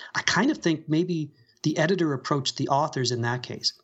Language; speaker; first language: English; native; English